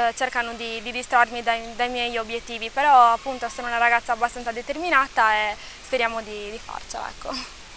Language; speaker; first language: Italian; early bilingual, other home language; Portuguese